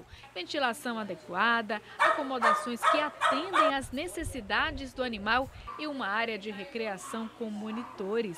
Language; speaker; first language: Portuguese; native; Portuguese